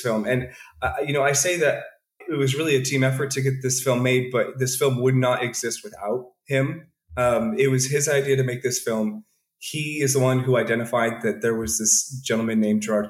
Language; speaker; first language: English; native; English